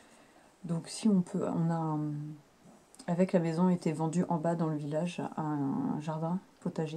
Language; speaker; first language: French; native; French